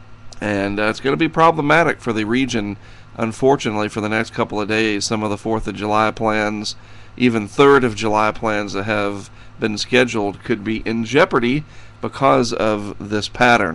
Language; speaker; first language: English; native; English